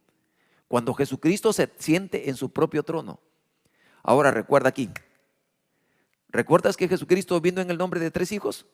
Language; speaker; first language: Spanish; native; Spanish